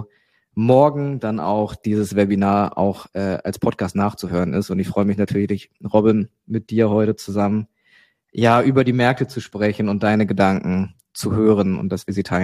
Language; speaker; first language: German; native; German